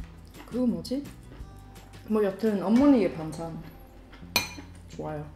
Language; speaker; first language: Korean; non-native, fluent; Swedish